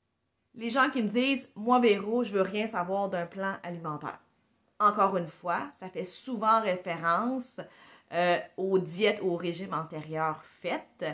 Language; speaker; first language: French; native; French